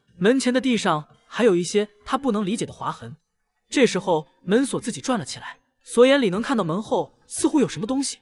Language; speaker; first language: Chinese; native; Chinese